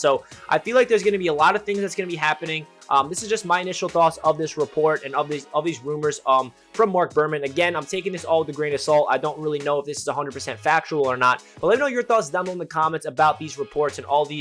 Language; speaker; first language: English; native; English